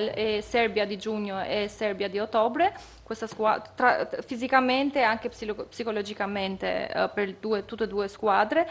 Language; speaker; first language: Italian; non-native, fluent; Albanian